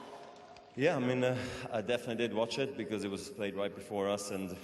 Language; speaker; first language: English; non-native, fluent; German